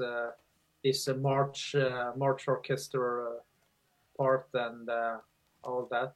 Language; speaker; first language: English; non-native, fluent; Swedish